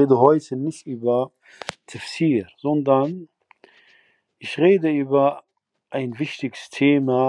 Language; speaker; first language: German; non-native, fluent; Arabic